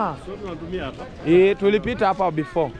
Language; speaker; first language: English; non-native, learner; Swahili